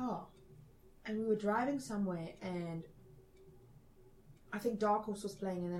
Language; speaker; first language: English; native; English